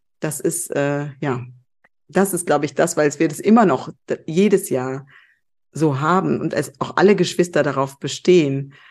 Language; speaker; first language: German; native; German